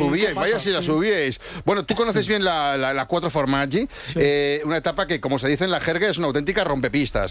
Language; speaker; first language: Spanish; native; Spanish